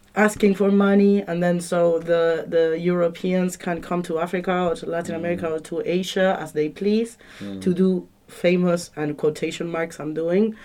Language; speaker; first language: English; non-native, fluent; Spanish